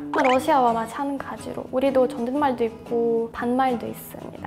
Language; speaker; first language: Korean; non-native, fluent; Russian